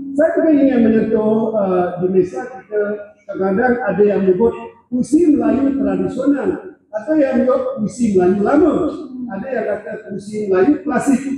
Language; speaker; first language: Malay; native; Malay